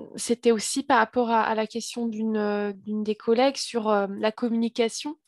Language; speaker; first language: French; native; French